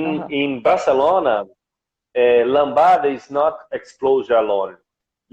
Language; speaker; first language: English; non-native, learner; Portuguese